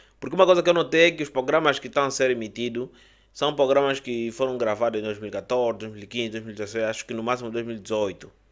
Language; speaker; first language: Portuguese; native; Portuguese